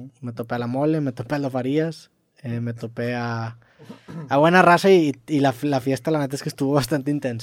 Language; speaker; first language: Spanish; native; Spanish